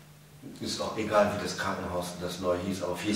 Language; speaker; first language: German; native; German